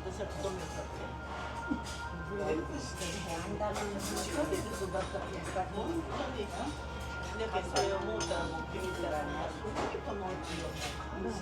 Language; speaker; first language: Japanese; native; Japanese